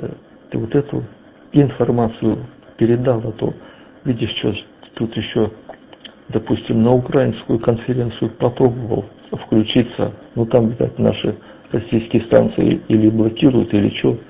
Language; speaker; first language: Russian; native; Russian